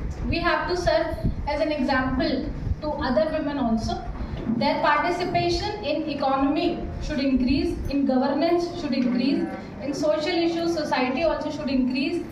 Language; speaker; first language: English; non-native, local second language; Telugu